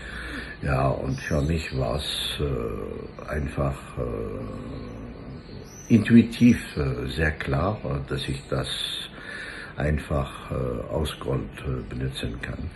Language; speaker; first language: German; non-native, fluent; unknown